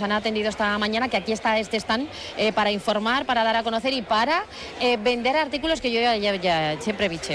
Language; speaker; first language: Spanish; native; Spanish